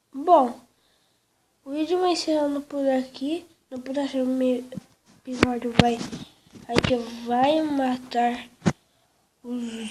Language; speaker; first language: Portuguese; native; Portuguese